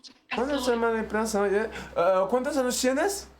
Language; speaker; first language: Spanish; non-native, learner; French